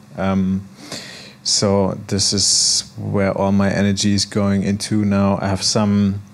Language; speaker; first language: English; non-native, fluent; German